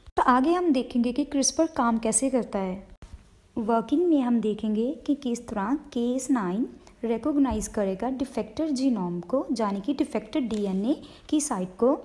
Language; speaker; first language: Hindi; non-native, local second language; Punjabi